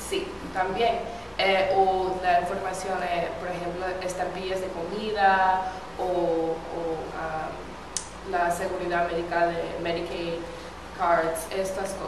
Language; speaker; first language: Spanish; non-native, fluent; English